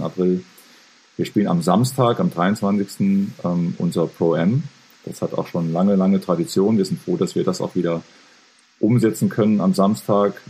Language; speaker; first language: German; native; German